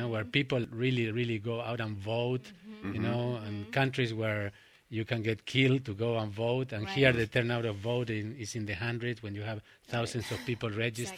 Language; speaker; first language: English; non-native, fluent; Spanish